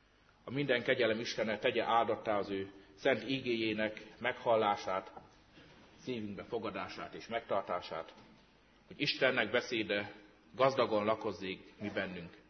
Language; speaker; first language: Hungarian; native; Hungarian